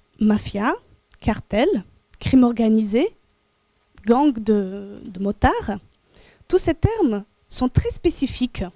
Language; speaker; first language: French; non-native, fluent; Romanian